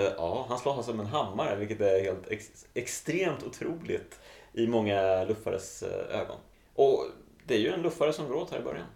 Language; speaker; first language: Swedish; native; Swedish